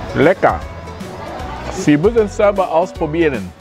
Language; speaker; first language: German; non-native, fluent; Thai